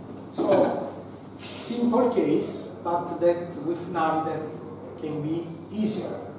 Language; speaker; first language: English; non-native, fluent; Italian